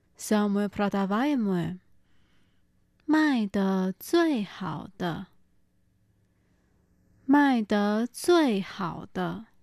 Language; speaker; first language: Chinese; non-native, fluent; Russian